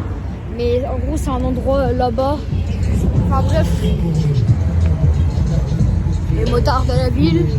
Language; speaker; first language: French; native; French